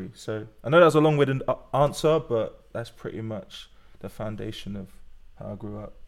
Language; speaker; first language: English; native; English